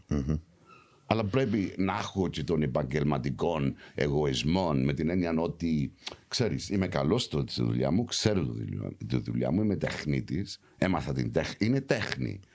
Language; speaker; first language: Greek; early bilingual, heritage; Greek